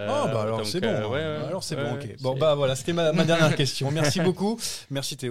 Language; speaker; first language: French; native; French